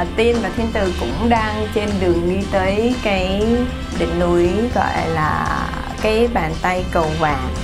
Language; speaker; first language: Vietnamese; early bilingual, heritage; Vietnamese